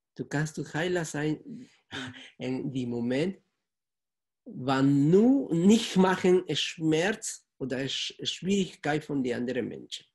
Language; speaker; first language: German; non-native, fluent; Spanish